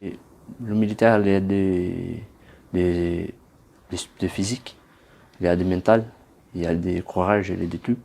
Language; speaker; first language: French; non-native, learner; Portuguese